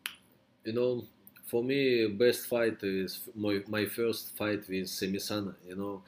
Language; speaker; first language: English; non-native, learner; Russian